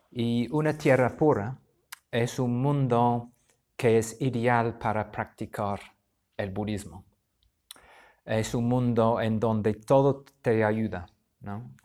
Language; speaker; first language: Spanish; non-native, fluent; English